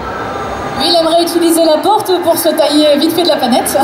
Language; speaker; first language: French; native; French